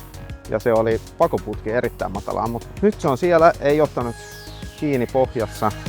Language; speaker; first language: Finnish; non-native, fluent; Swedish